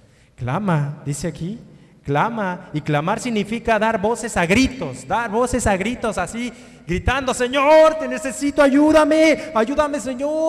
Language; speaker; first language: Spanish; native; Spanish